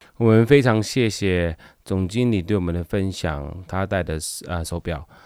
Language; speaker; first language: Chinese; native; Chinese